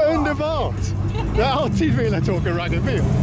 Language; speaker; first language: Swedish; non-native, learner; English